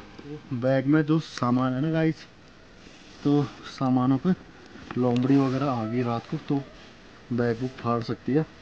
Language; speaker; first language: Hindi; native; Hindi